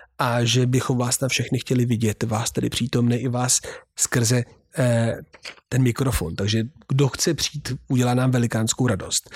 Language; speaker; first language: Czech; non-native, fluent; Italian